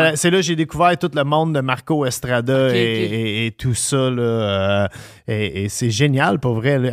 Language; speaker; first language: French; native; French